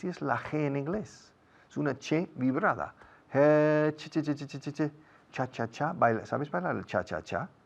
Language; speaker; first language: Spanish; non-native, fluent; English